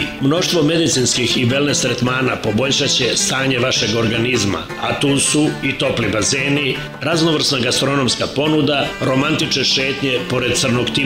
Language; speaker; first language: Serbian; native; Serbian